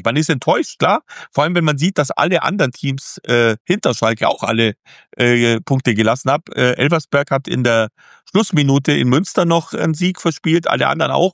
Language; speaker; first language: German; native; German